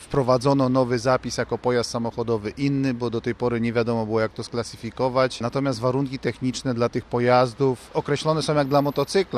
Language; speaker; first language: Polish; native; Polish